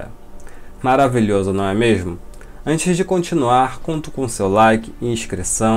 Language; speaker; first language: Portuguese; native; Portuguese